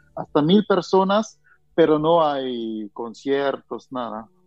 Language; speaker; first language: Spanish; non-native, fluent; German